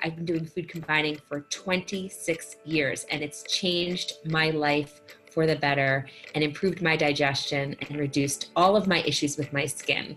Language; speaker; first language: English; native; English